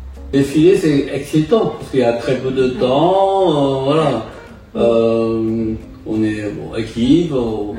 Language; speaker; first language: French; non-native, fluent; Japanese